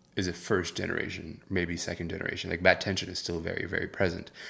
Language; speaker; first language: English; early bilingual, other home language; Arabic